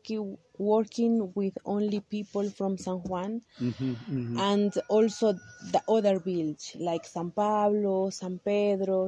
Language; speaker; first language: English; non-native, local second language; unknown